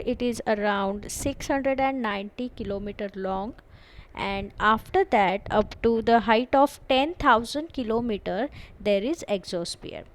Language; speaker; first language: English; non-native, local second language; Marathi